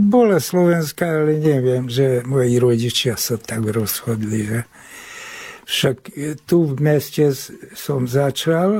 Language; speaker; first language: Slovak; early bilingual, heritage; Hungarian